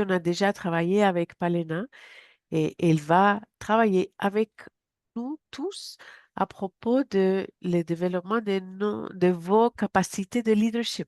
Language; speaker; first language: French; non-native, fluent; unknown